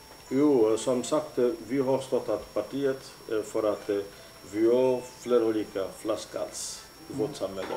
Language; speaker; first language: Swedish; non-native, fluent; Lingala